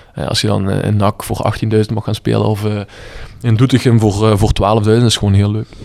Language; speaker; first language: Dutch; native; Dutch